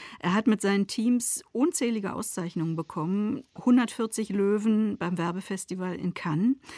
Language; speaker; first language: German; native; German